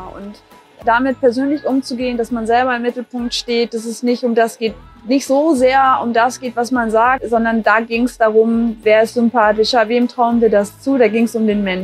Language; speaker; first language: German; native; German